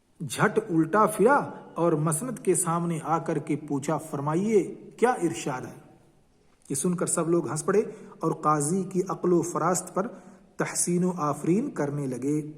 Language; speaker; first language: Urdu; native; Urdu